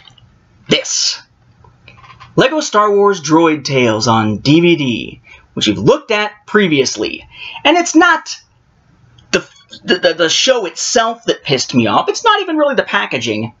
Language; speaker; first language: English; native; English